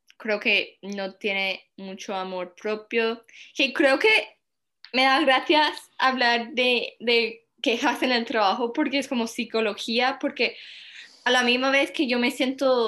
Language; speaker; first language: Spanish; early bilingual, heritage; Spanish